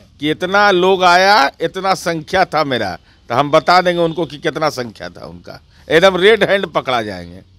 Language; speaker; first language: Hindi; native; Hindi